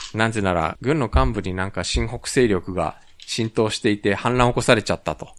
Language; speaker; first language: Japanese; native; Japanese